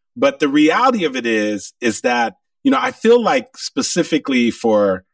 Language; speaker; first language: English; early bilingual, other home language; Haitian Creole